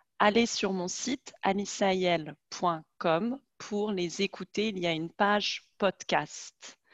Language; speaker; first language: French; native; French